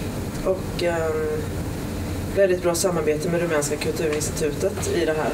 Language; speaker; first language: Swedish; native; Swedish